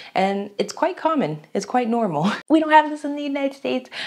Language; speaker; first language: English; native; English